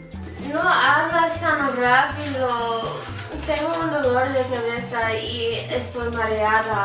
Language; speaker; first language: Spanish; non-native, learner; English